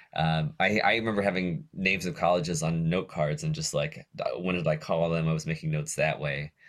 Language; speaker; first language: English; native; English